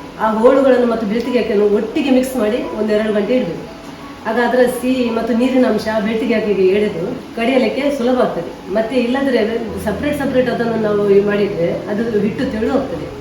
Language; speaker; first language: Kannada; non-native, local second language; Konkani